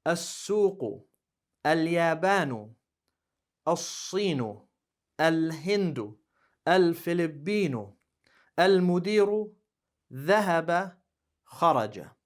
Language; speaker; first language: Arabic; non-native, fluent; English